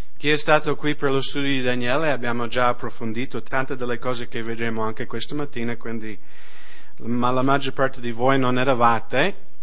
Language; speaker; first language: Italian; non-native, fluent; English